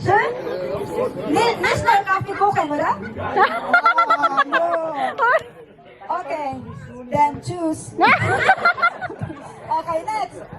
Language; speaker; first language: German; non-native, learner; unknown